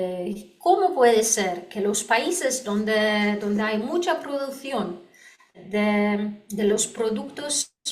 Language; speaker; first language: Spanish; non-native, learner; Polish